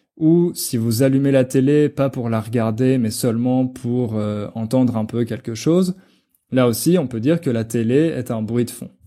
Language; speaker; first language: French; native; French